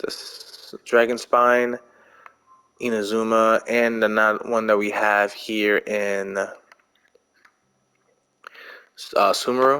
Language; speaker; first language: English; native; English